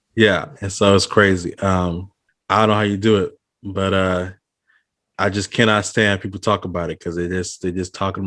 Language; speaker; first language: English; native; English